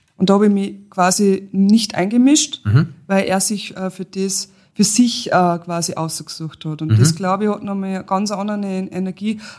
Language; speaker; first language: German; native; German